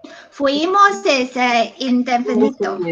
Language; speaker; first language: Spanish; non-native, learner; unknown